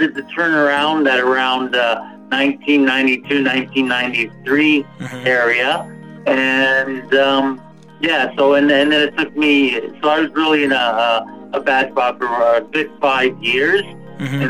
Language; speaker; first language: English; native; English